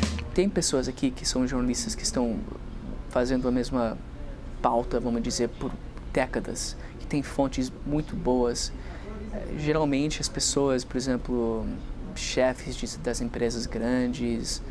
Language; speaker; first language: Portuguese; non-native, fluent; English